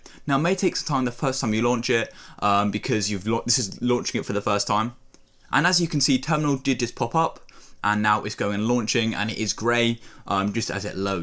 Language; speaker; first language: English; native; English